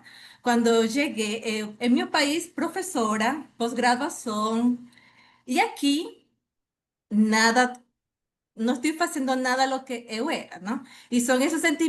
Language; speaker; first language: Portuguese; non-native, fluent; Spanish